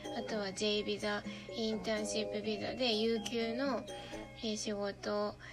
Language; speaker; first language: Japanese; native; Japanese